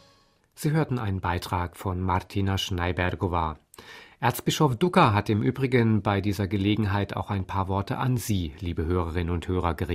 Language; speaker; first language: German; native; German